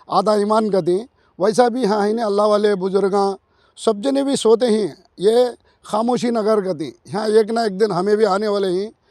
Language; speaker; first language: Hindi; non-native, local second language; Urdu